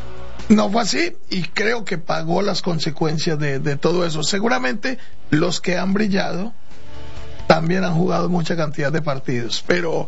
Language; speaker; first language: Spanish; native; Spanish